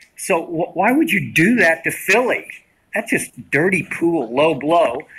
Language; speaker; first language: English; native; English